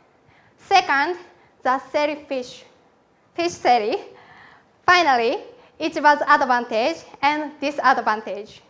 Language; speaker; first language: English; non-native, learner; Japanese